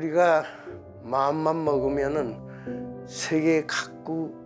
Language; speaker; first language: Korean; native; Korean